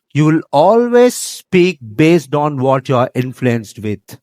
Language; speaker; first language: English; non-native, local second language; Telugu